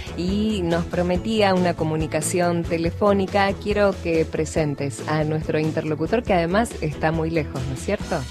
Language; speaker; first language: Spanish; native; Spanish